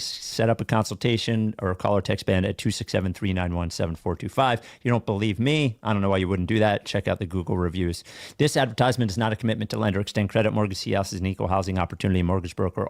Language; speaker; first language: English; native; English